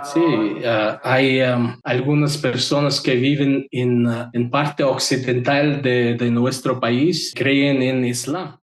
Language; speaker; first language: Spanish; non-native, learner; Mongolian